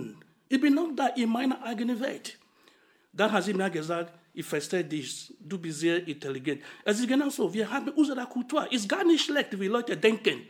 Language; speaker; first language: German; non-native, fluent; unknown